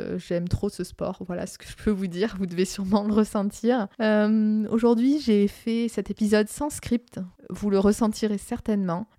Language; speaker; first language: French; native; French